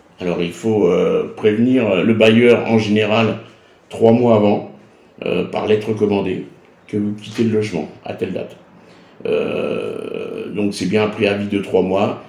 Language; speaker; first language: French; native; French